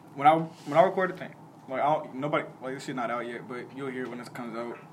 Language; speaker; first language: English; native; English